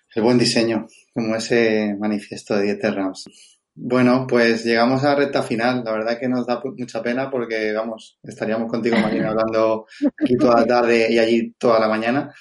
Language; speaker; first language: Spanish; native; Spanish